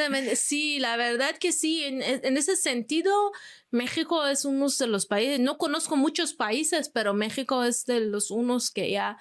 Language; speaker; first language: Spanish; non-native, fluent; Persian